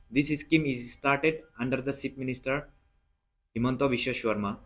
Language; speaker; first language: English; non-native, local second language; Assamese